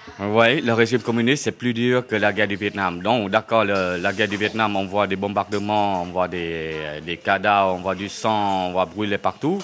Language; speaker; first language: French; non-native, fluent; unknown